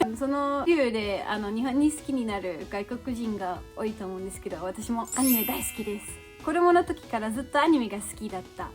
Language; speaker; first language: Japanese; non-native, fluent; German